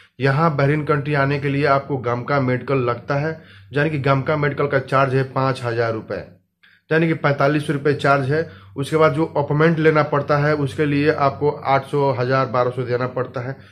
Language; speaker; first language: Hindi; native; Hindi